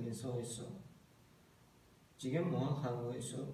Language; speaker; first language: Korean; non-native, learner; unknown